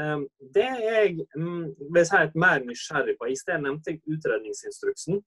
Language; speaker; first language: Norwegian; native; Norwegian